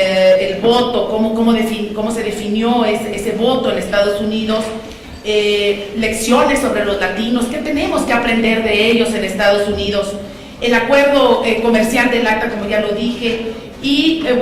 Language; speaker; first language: Spanish; native; Spanish